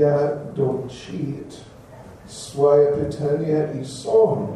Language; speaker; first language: Russian; non-native, learner; English